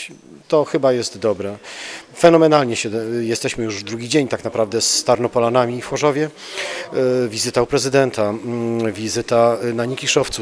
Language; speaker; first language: Polish; native; Polish